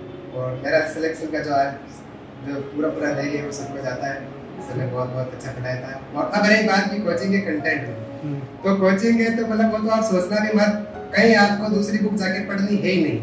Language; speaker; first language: Hindi; non-native, local second language; Marwari